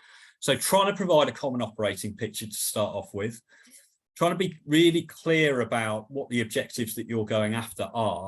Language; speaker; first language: English; native; English